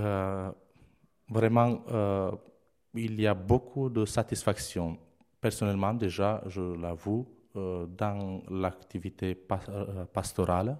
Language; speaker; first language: French; non-native, fluent; Romanian